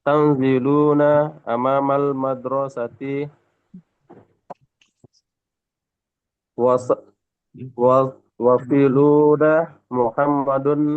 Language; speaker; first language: Arabic; non-native, learner; Indonesian